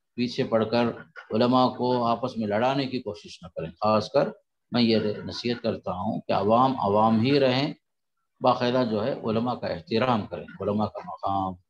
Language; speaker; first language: Urdu; native; Urdu